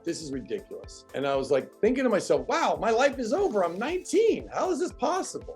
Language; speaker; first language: English; native; English